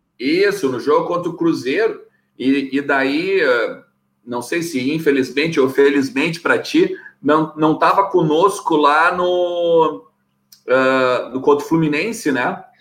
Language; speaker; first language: Portuguese; native; Portuguese